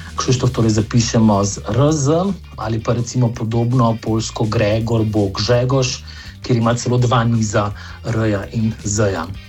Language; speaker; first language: Slovenian; native; Slovenian